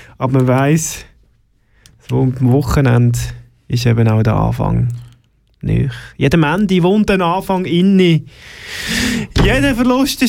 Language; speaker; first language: German; native; German